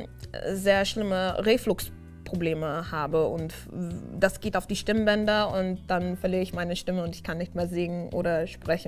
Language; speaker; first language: German; non-native, fluent; English